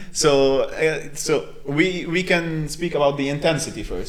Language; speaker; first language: English; non-native, local second language; Arabic